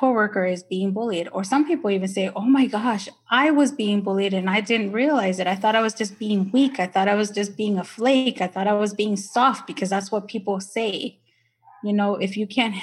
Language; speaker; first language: English; early bilingual, other home language; Spanish